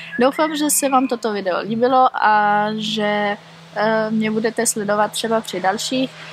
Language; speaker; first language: Czech; early bilingual, heritage; Czech